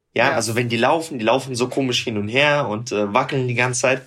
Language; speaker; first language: German; non-native, fluent; Russian